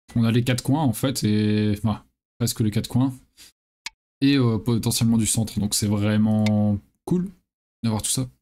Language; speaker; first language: French; native; French